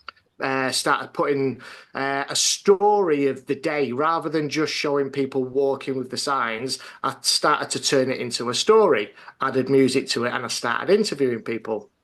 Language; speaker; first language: English; native; English